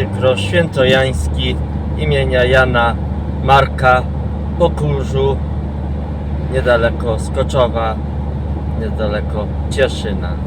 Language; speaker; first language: Polish; non-native, fluent; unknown